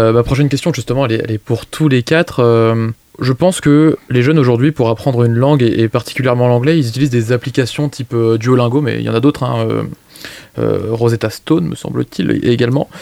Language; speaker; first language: French; native; French